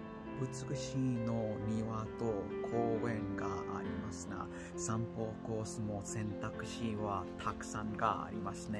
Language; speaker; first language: Japanese; non-native, learner; English